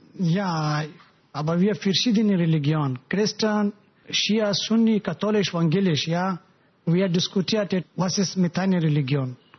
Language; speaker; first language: German; non-native, learner; Pashto